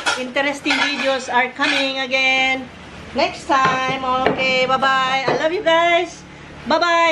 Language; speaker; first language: English; non-native, local second language; Filipino